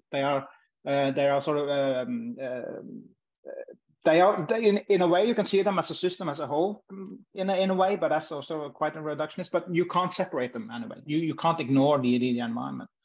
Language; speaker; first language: English; non-native, fluent; Norwegian